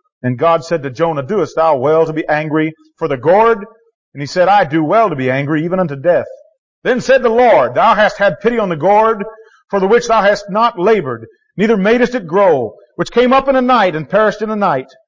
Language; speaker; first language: English; native; English